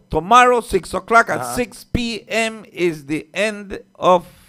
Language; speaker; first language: English; early bilingual, other home language; Spanish